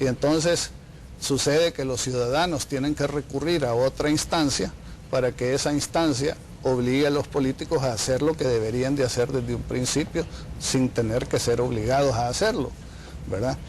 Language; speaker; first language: Spanish; native; Spanish